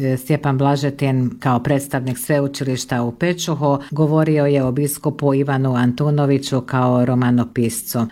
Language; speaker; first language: Croatian; early bilingual, heritage; Croatian